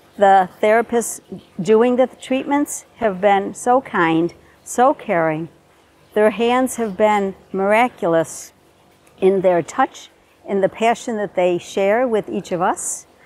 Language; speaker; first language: English; native; English